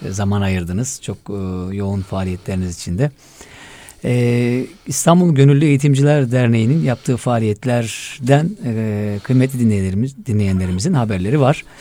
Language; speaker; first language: Turkish; native; Turkish